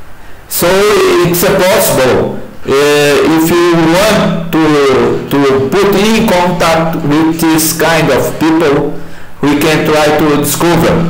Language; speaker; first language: English; non-native, learner; Portuguese